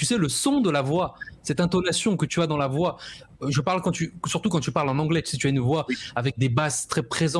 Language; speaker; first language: French; native; French